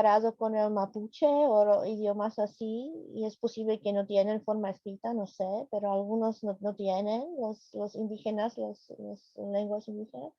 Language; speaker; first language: Spanish; non-native, fluent; Czech